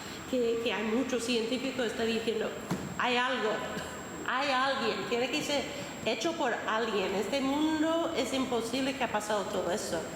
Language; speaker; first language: Spanish; non-native, fluent; English